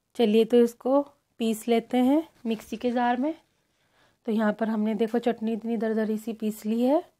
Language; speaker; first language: Hindi; native; Hindi